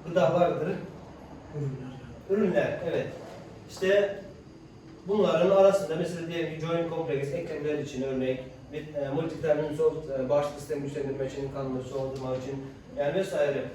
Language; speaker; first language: Turkish; non-native, fluent; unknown